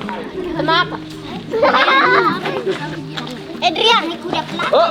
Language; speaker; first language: Indonesian; non-native, local second language; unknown